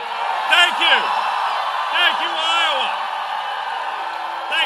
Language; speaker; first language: English; native; English